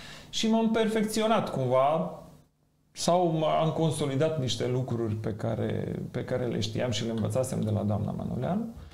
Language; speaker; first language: Romanian; non-native, fluent; Macedonian